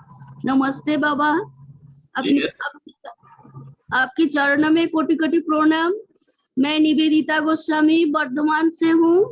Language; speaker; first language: Hindi; non-native, local second language; Bangla